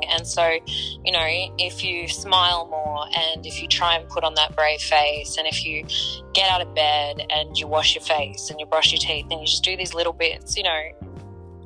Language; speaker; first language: English; native; English